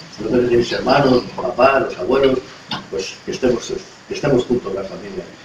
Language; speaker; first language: Spanish; native; Spanish